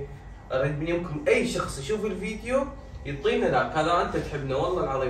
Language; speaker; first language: Arabic; native; Arabic